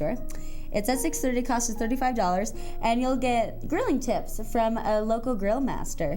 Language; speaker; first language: English; native; English